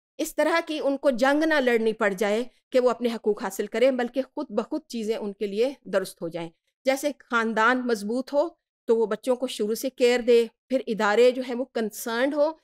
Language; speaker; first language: Urdu; native; Urdu